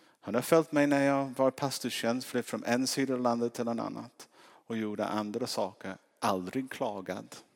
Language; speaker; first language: Swedish; non-native, fluent; English